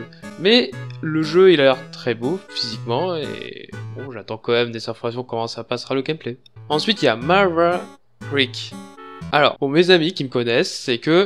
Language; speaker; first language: French; native; French